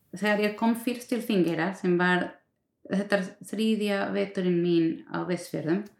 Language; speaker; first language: Icelandic; non-native, learner; Spanish